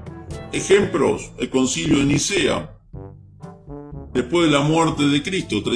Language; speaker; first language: Spanish; native; Spanish